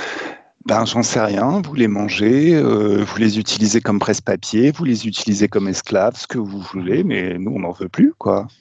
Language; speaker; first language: French; native; French